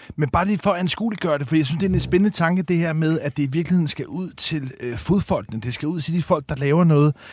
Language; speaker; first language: Danish; native; Danish